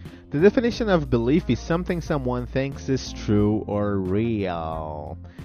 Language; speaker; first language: English; non-native, fluent; Portuguese